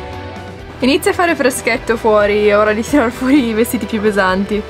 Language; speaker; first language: Italian; native; Italian